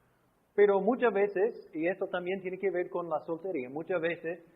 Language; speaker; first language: Spanish; non-native, fluent; English